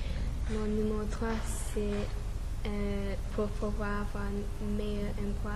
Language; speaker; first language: French; non-native, learner; English